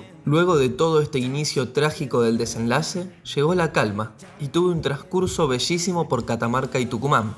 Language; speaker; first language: Spanish; native; Spanish